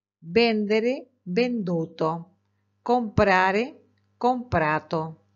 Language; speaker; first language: Italian; non-native, fluent; Spanish